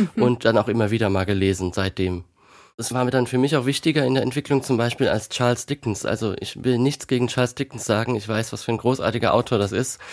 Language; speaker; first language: German; native; German